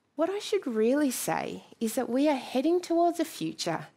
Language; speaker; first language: English; native; English